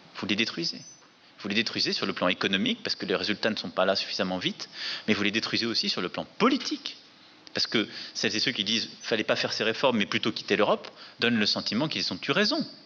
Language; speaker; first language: French; native; French